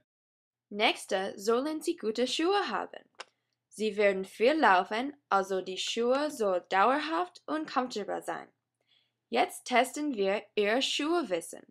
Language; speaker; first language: German; non-native, learner; English